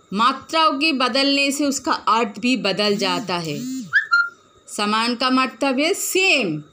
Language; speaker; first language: Hindi; non-native, local second language; Bangla